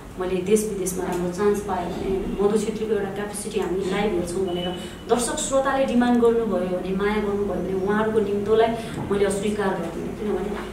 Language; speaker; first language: Nepali; native; Nepali